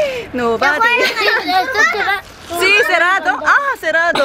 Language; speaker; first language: Spanish; non-native, learner; Korean